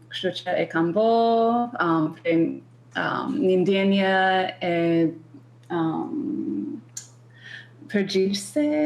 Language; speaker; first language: Albanian; non-native, learner; English